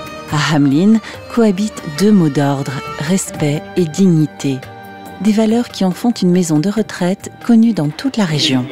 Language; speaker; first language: French; native; French